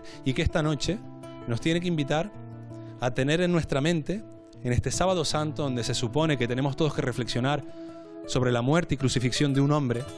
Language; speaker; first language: Spanish; native; Spanish